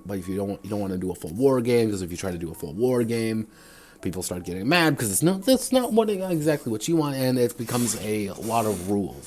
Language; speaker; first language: English; native; English